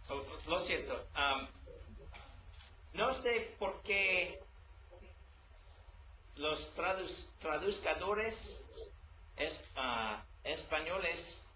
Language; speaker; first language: Spanish; non-native, learner; English